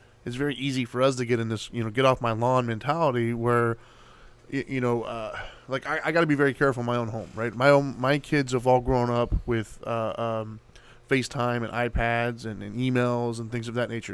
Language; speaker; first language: English; native; English